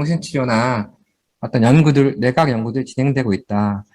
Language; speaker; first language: Korean; native; Korean